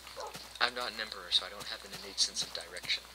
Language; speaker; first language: English; native; English